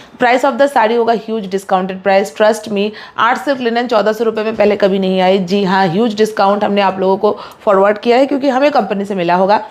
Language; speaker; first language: Hindi; non-native, local second language; Bangla